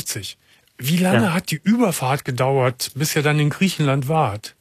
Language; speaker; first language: German; native; German